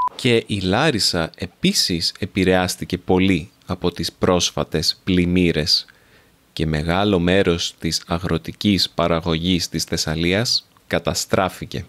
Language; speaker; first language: Greek; native; Greek